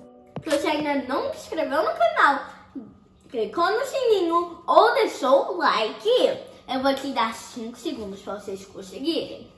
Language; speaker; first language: Portuguese; early bilingual, heritage; Portuguese